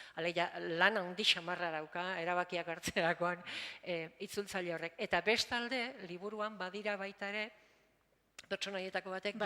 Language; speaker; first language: Basque; native; Basque